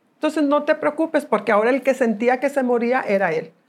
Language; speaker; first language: Spanish; native; Spanish